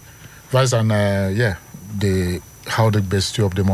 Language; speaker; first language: Dutch; non-native, fluent; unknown